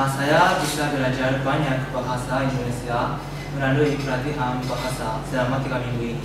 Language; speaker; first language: Indonesian; non-native, learner; Japanese